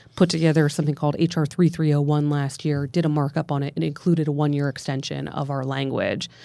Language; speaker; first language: English; native; English